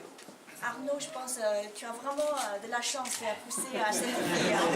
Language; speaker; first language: French; non-native, learner; Chinese